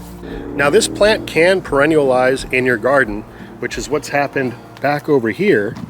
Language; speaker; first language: English; native; English